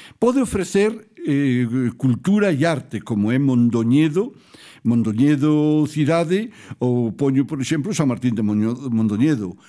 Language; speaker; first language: Galician; native; Galician